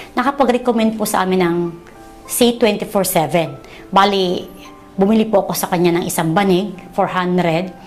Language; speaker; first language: Filipino; non-native, local second language; Cebuano